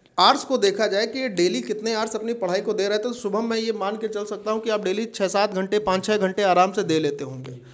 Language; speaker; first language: Hindi; native; Hindi